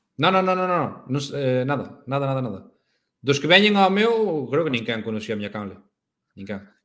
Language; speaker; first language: Galician; native; Galician